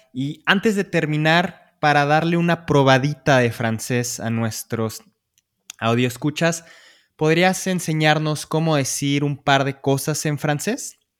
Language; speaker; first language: Spanish; native; Spanish